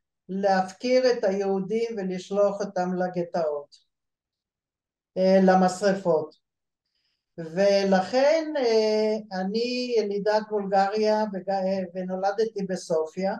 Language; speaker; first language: Hebrew; early bilingual, other home language; Bulgarian